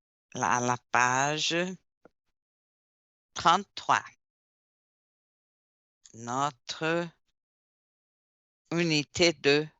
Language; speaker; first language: French; non-native, fluent; Portuguese